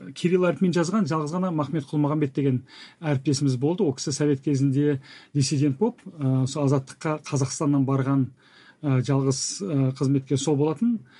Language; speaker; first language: Kazakh; native; Kazakh